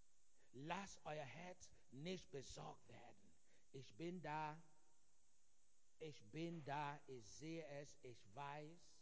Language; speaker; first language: German; non-native, fluent; Igbo